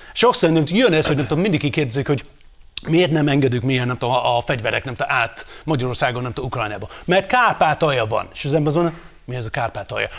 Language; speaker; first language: Hungarian; non-native, fluent; English